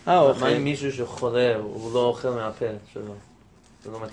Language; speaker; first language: Hebrew; non-native, learner; English